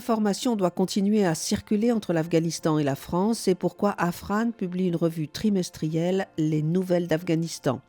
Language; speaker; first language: French; native; French